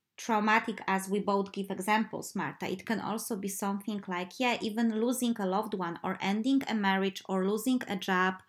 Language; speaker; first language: English; non-native, fluent; Polish